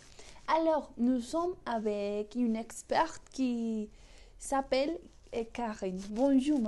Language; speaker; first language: French; non-native, learner; Spanish